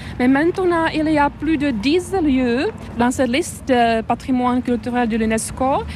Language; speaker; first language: French; non-native, fluent; Czech